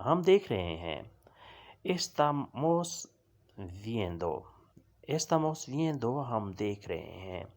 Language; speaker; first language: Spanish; non-native, learner; Urdu